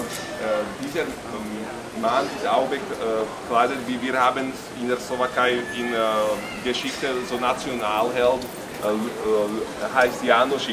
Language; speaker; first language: German; non-native, learner; Slovak